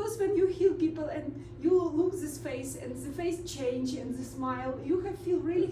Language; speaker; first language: English; non-native, learner; Russian